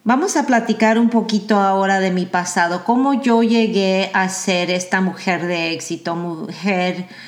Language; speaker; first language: Spanish; early bilingual, heritage; Spanish